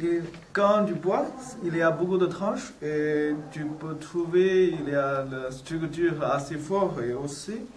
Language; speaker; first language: French; non-native, learner; Chinese